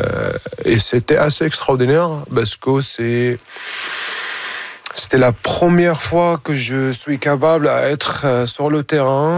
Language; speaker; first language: French; non-native, fluent; Arabic